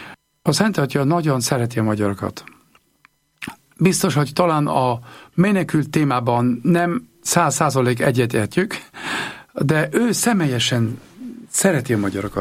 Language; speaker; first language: Hungarian; non-native, learner; German